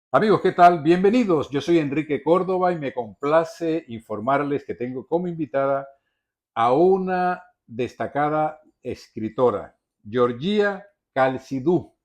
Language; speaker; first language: Spanish; native; Spanish